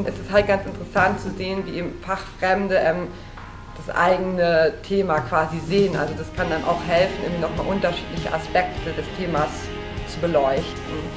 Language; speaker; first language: German; native; German